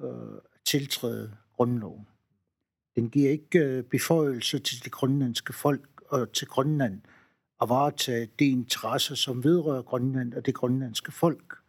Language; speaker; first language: Danish; non-native, local second language; Kalaallisut